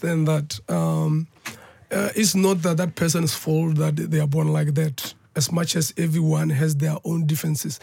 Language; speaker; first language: English; non-native, local second language; Northern Sotho